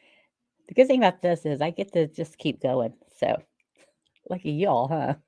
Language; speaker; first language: English; native; English